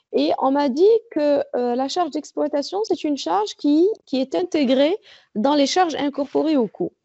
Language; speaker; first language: French; non-native, local second language; Arabic